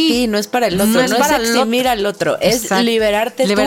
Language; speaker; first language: Spanish; native; Spanish